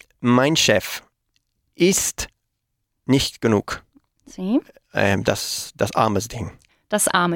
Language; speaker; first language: German; non-native, fluent; Spanish